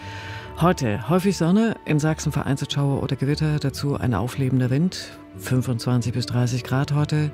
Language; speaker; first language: German; native; German